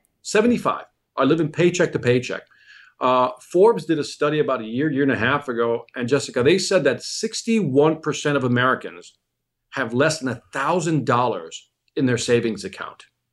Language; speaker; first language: English; early bilingual, other home language; Spanish